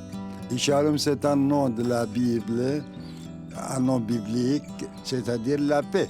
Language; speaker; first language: French; non-native, fluent; Arabic